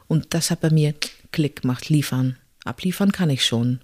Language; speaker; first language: German; non-native, fluent; Dutch